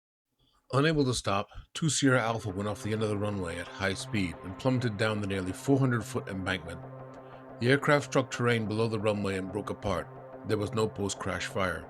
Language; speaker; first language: English; native; English